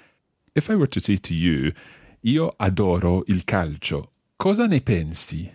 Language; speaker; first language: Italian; non-native, fluent; English